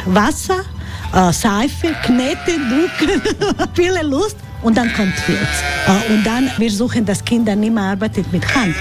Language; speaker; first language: German; non-native, learner; Croatian